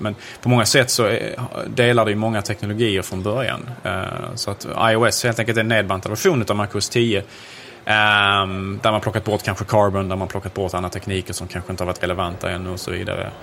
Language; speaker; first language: Swedish; native; Swedish